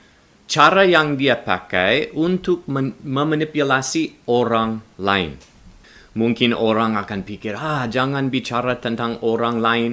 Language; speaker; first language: Indonesian; non-native, learner; English